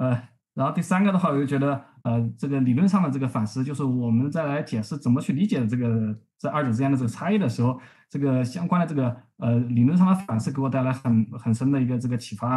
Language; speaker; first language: Chinese; native; Chinese